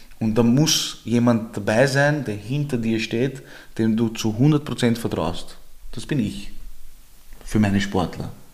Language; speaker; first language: German; early bilingual, other home language; Georgian